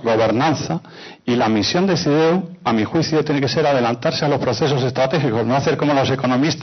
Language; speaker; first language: Spanish; native; Spanish